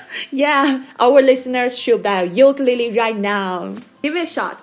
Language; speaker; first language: English; non-native, fluent; Chinese